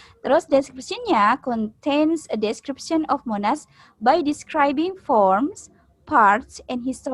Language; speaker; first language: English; non-native, learner; Indonesian